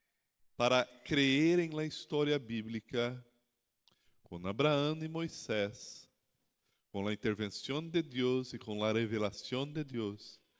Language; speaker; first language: Spanish; non-native, learner; Portuguese